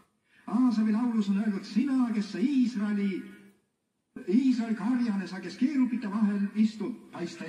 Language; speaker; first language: Estonian; native; Estonian